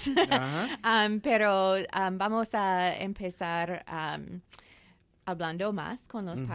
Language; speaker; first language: Spanish; non-native, fluent; English